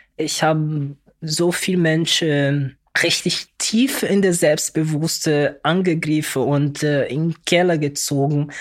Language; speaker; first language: German; non-native, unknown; Portuguese